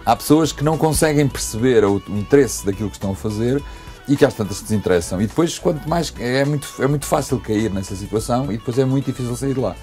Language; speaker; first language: Portuguese; native; Portuguese